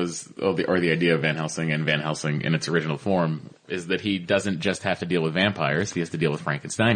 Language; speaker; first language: English; native; English